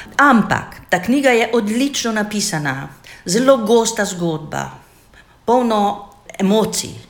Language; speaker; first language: Slovenian; non-native, fluent; Hungarian